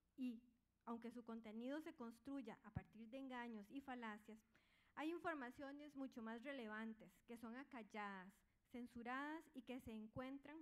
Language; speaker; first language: Spanish; native; Spanish